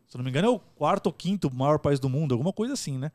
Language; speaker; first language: Portuguese; native; Portuguese